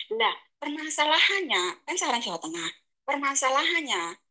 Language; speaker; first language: Indonesian; native; Indonesian